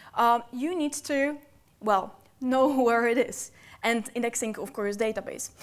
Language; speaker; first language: English; non-native, fluent; Polish